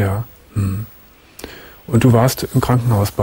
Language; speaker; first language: German; native; German